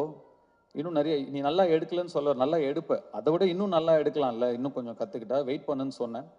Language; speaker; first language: Tamil; native; Tamil